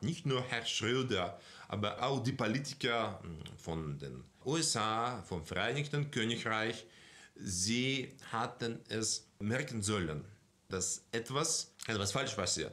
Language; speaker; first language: German; non-native, fluent; Russian